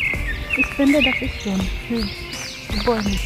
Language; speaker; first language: German; non-native, learner; Filipino